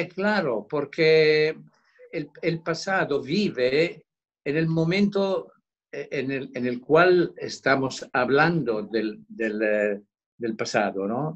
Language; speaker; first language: Spanish; non-native, fluent; Italian